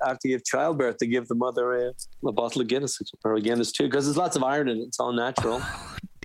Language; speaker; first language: English; native; English